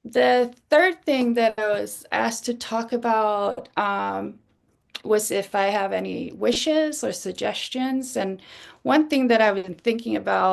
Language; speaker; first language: English; non-native, fluent; Swedish